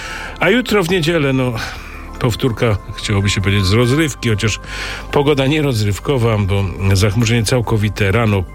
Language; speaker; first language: Polish; native; Polish